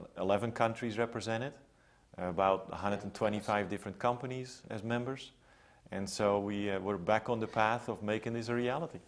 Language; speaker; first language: English; non-native, fluent; Dutch